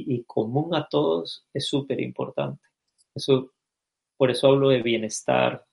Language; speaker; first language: Spanish; native; Spanish